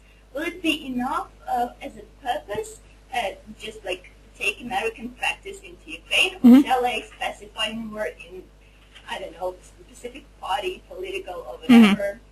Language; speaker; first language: English; non-native, fluent; Ukrainian